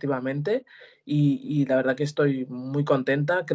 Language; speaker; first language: Spanish; early bilingual, other home language; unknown